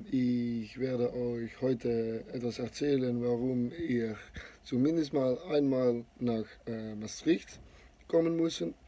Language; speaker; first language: German; non-native, learner; Dutch